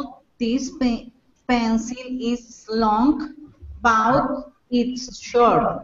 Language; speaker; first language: English; non-native, learner; Spanish